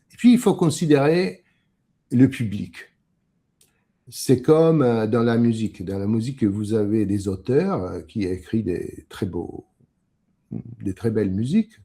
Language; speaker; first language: French; non-native, fluent; Italian